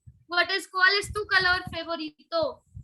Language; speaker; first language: Spanish; non-native, learner; Hindi